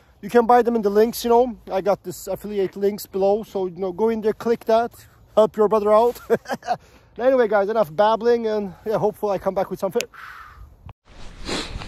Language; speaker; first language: English; non-native, fluent; Swedish